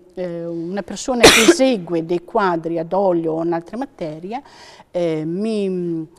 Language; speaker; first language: Italian; native; Italian